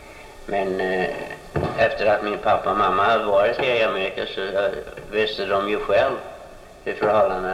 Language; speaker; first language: Swedish; early bilingual, heritage; Swedish